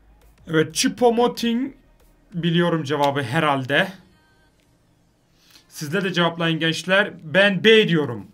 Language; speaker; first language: Turkish; native; Turkish